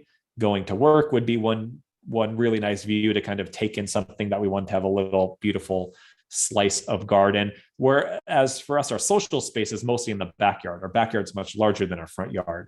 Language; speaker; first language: English; native; English